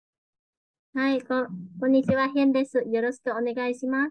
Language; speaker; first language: Japanese; non-native, fluent; Vietnamese